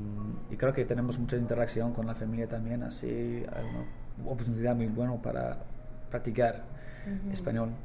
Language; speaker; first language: Spanish; non-native, learner; English